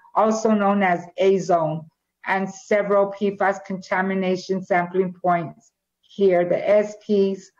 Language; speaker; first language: English; native; English